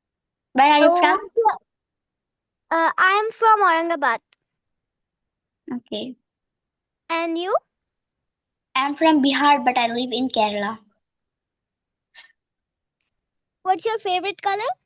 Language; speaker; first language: English; non-native, learner; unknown